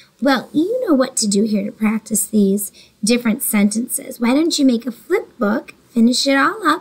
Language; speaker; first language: English; native; English